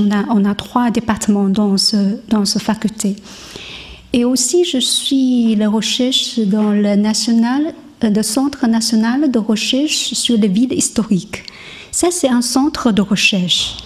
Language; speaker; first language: French; non-native, learner; Chinese